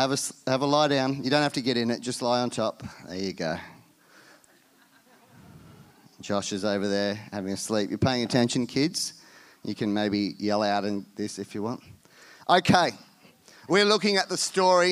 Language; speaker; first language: English; native; English